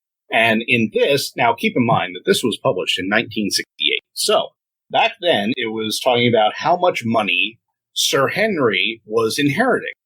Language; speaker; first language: English; native; English